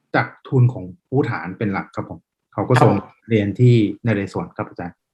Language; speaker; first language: Thai; non-native, fluent; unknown